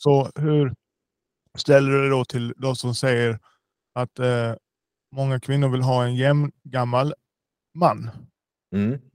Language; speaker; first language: Swedish; early bilingual, other home language; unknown